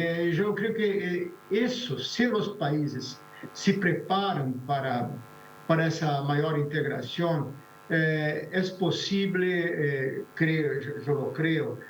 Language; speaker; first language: Spanish; non-native, fluent; Portuguese